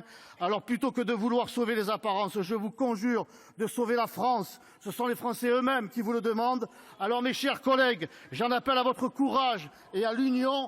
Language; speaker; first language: French; native; French